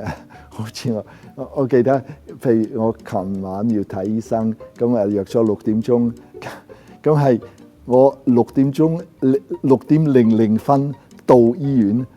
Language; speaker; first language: Cantonese; non-native, fluent; German